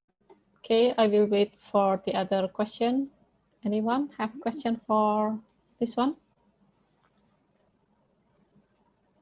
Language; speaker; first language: English; non-native, learner; Indonesian